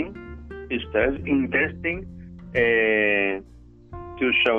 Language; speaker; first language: English; non-native, learner; Spanish